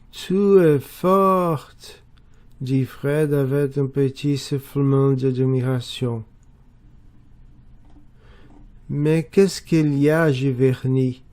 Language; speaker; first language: French; non-native, learner; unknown